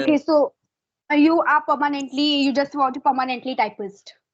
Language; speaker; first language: English; non-native, fluent; Hindi